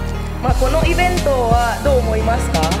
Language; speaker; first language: Japanese; non-native, learner; Indonesian